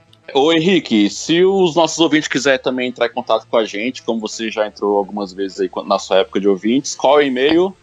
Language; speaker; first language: Portuguese; native; Portuguese